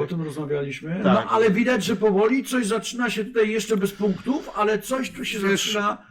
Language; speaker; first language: Polish; native; Polish